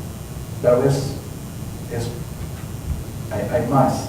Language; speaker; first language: Spanish; non-native, learner; English